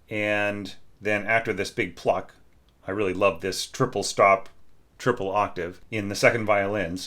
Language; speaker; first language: English; native; English